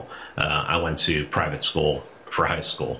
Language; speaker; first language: English; native; English